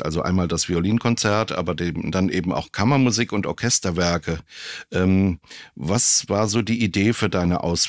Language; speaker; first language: German; native; German